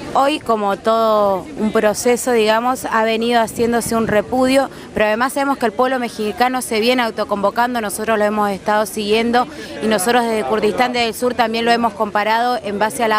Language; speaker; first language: Spanish; native; Spanish